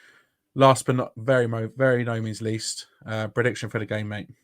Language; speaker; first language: English; native; English